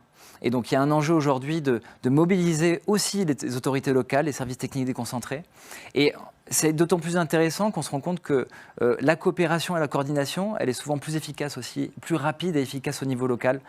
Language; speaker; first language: French; native; French